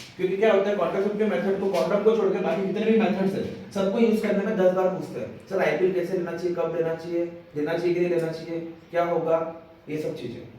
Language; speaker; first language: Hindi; non-native, local second language; Marathi